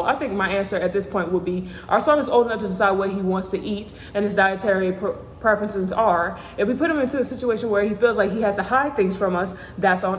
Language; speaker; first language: English; native; English